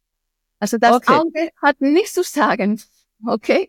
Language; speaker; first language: German; non-native, fluent; Spanish